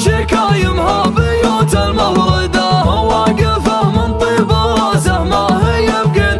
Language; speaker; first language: Arabic; native; Arabic